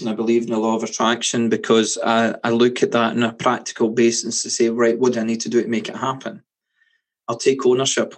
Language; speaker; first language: English; native; English